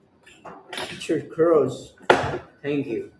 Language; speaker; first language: English; non-native, learner; Spanish